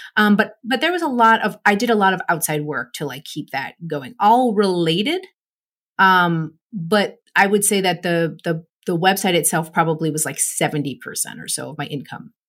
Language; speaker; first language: English; native; English